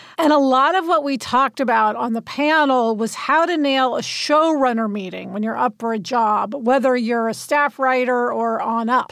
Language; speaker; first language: English; native; English